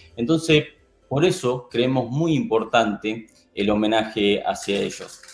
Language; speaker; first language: Spanish; native; Spanish